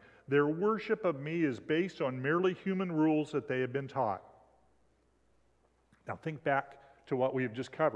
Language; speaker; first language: English; native; English